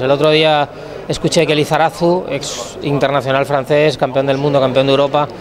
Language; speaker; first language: Spanish; native; Spanish